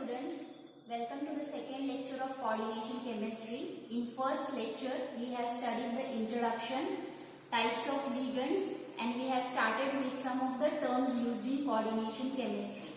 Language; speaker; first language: English; non-native, local second language; Marathi